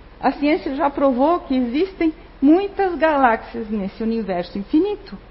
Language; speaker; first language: Portuguese; non-native, fluent; Spanish